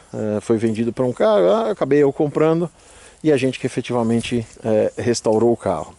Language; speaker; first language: Portuguese; native; Portuguese